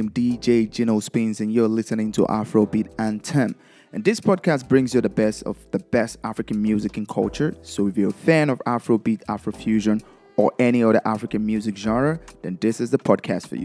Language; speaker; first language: English; non-native, local second language; Yoruba